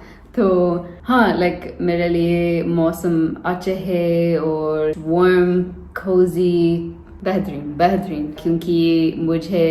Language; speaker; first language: Hindi; non-native, learner; English